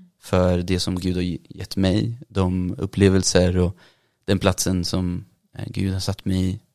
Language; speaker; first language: Swedish; native; Swedish